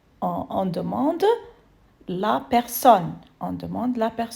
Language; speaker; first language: French; non-native, fluent; Arabic